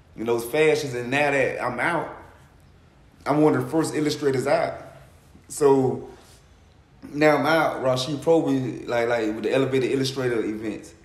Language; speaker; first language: English; native; English